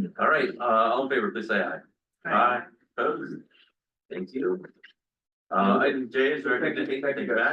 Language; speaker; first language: English; native; English